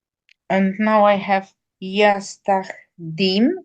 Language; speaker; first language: English; non-native, learner; Indonesian